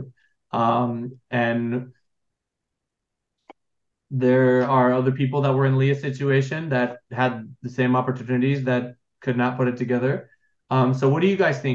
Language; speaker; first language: English; native; English